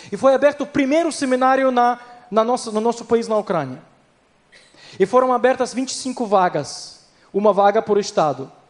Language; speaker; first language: Portuguese; non-native, fluent; Ukrainian